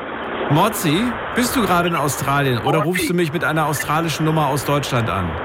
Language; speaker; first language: German; native; German